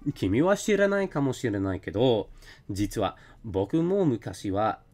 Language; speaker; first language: Japanese; non-native, learner; English